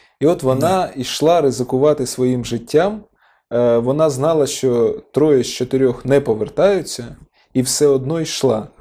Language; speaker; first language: Ukrainian; non-native, local second language; Russian